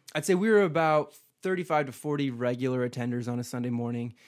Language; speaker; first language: English; native; English